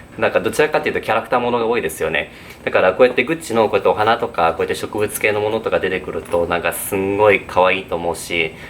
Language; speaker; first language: Japanese; early bilingual, heritage; Japanese